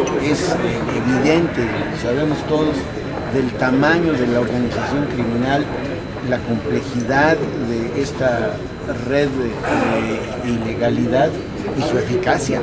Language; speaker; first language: Spanish; native; Spanish